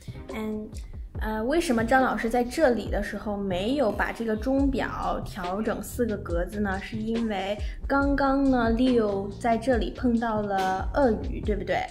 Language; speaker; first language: Chinese; native; Chinese